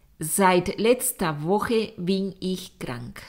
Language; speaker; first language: German; non-native, fluent; Spanish